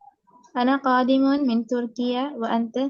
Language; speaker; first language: Arabic; non-native, learner; Tamil